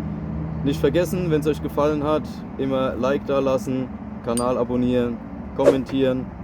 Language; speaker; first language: German; native; German